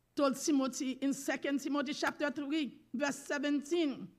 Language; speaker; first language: English; non-native, learner; Haitian Creole